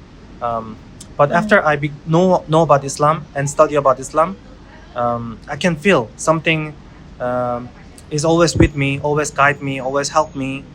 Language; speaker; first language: English; non-native, learner; Korean